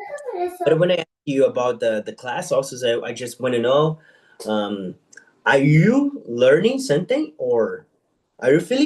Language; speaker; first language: English; non-native, fluent; Portuguese